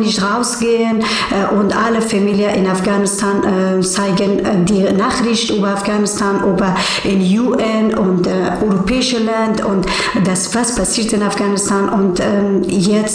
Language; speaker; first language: German; non-native, learner; Persian